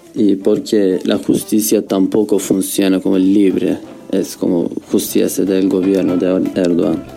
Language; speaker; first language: Spanish; non-native, learner; Turkish